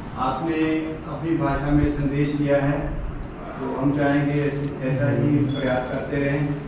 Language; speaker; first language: Hindi; non-native, local second language; Punjabi